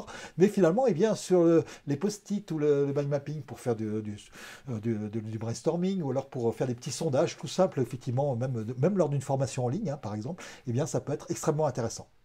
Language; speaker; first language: French; native; French